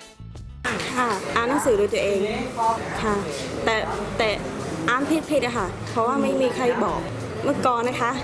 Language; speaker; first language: Thai; non-native, learner; Khmer